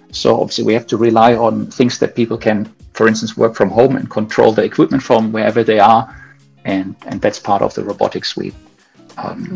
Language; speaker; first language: English; non-native, fluent; German